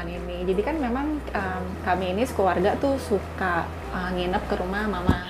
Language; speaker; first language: Indonesian; native; Indonesian